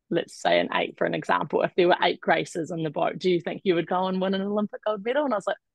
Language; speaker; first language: English; native; English